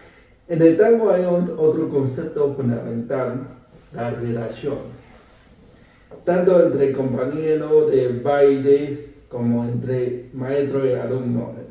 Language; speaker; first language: Spanish; non-native, fluent; Chinese